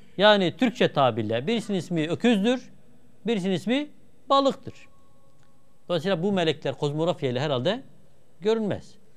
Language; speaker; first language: Turkish; native; Turkish